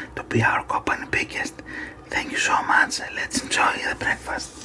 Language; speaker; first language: English; non-native, learner; Greek